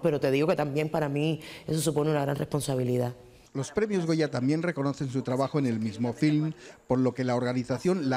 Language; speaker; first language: Spanish; native; Spanish